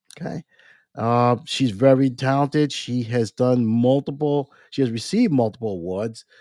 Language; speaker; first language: English; native; English